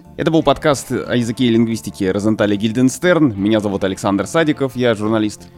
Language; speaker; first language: Russian; native; Russian